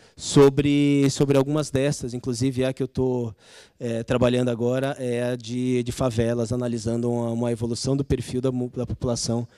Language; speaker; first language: Portuguese; native; Portuguese